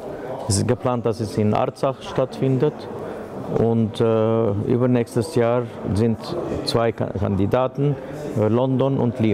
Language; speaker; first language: German; non-native, fluent; Armenian